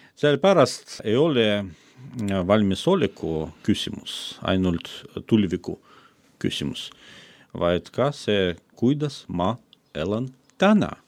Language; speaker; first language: Estonian; non-native, fluent; Russian